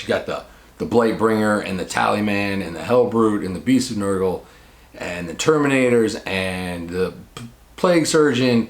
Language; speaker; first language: English; native; English